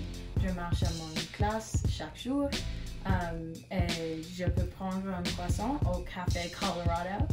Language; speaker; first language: French; non-native, learner; English